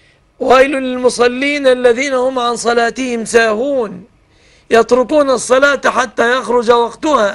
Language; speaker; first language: Arabic; native; Arabic